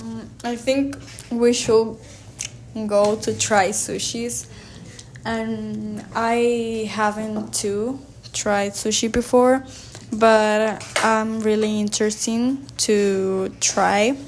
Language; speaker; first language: English; non-native, learner; Spanish